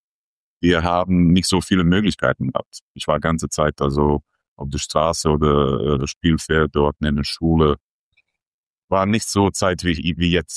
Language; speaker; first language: German; non-native, fluent; Croatian